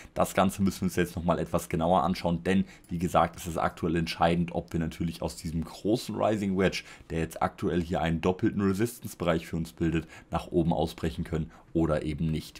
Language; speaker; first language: German; native; German